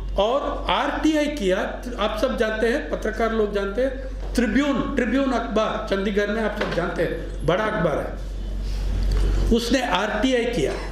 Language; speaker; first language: Hindi; non-native, local second language; Telugu